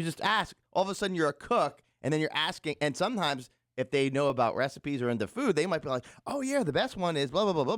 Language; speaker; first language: English; native; English